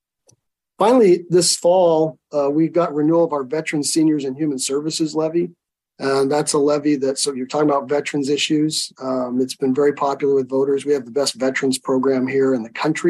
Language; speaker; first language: English; native; English